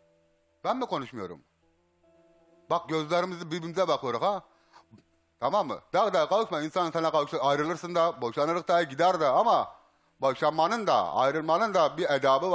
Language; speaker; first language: Turkish; native; Turkish